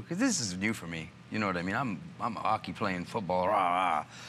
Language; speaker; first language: English; native; English